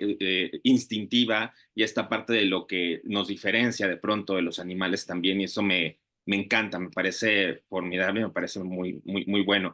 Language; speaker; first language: Spanish; native; Spanish